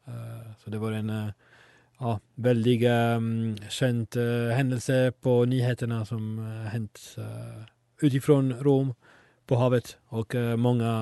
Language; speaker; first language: Swedish; non-native, fluent; Italian